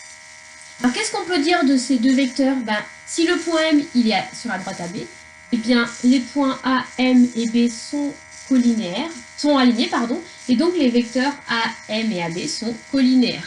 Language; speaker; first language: French; native; French